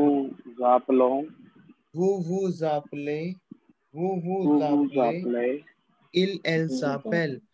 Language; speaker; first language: French; non-native, fluent; Hindi